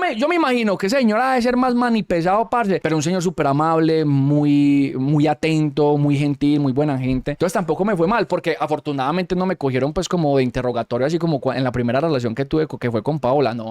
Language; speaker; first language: Spanish; native; Spanish